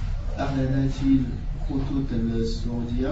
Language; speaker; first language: Arabic; non-native, learner; French